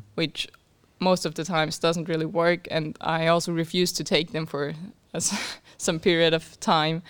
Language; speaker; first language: English; non-native, fluent; German